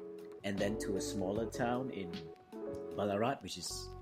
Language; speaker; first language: English; non-native, local second language; Cantonese